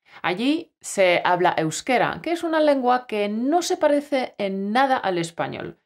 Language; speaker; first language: Spanish; native; Spanish